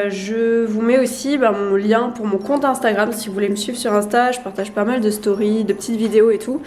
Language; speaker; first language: French; native; French